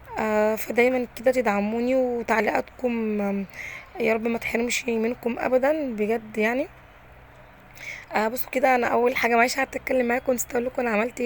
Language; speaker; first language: Arabic; native; Arabic